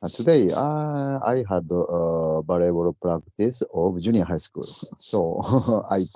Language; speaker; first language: English; non-native, learner; Japanese